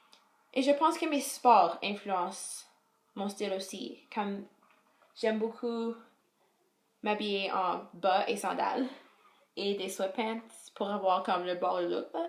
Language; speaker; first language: French; non-native, local second language; English